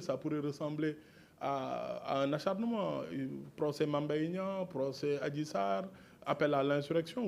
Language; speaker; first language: French; non-native, local second language; Wolof